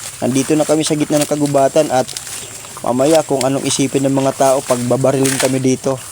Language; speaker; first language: Filipino; non-native, local second language; Waray